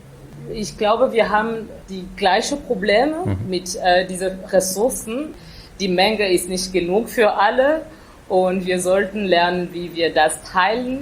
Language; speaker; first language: German; non-native, fluent; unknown